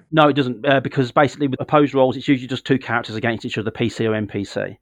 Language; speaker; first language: English; native; English